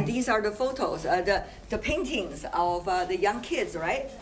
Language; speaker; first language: English; non-native, fluent; Chinese